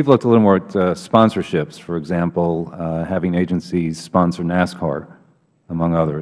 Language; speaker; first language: English; native; English